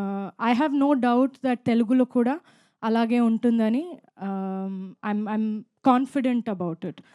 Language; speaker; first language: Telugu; non-native, fluent; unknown